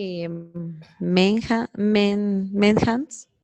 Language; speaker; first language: English; non-native, learner; Spanish